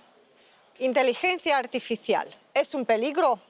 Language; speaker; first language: Spanish; non-native, learner; Romanian